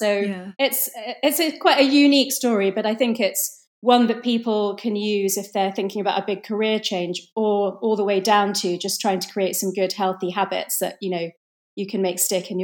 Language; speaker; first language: English; native; English